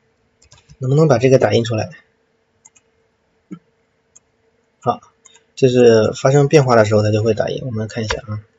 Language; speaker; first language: Chinese; native; Chinese